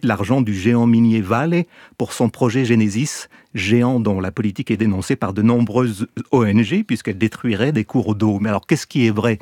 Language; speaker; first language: French; native; French